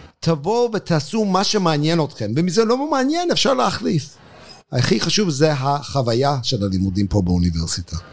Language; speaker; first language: Hebrew; non-native, fluent; English